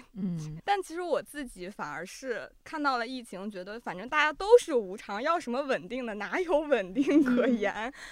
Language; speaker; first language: Chinese; native; Chinese